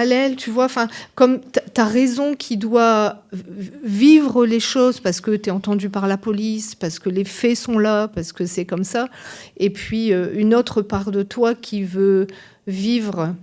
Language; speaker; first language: French; native; French